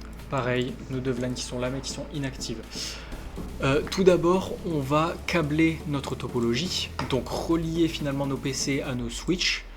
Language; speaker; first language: French; native; French